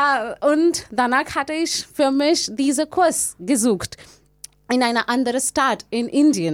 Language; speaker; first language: German; non-native, fluent; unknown